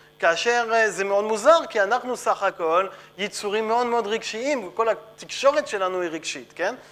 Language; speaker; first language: Hebrew; non-native, fluent; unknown